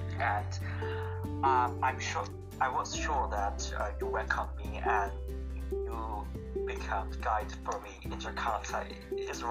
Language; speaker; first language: English; non-native, learner; Korean